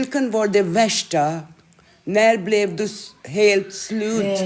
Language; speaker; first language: Swedish; non-native, learner; Urdu